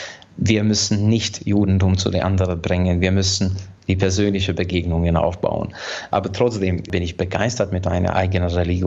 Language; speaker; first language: German; non-native, fluent; Hungarian